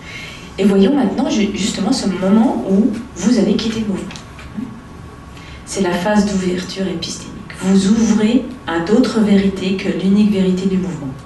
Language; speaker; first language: French; native; French